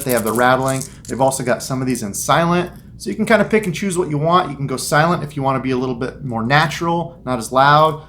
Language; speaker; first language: English; native; English